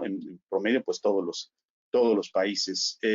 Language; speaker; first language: Spanish; native; Spanish